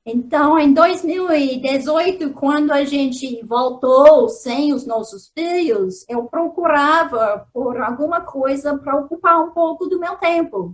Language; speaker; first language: Portuguese; non-native, fluent; English